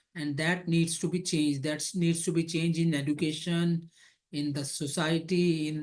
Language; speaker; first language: English; non-native, local second language; Hindi